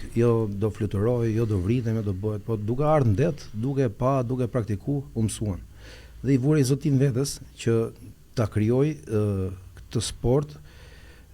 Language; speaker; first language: Albanian; native; Albanian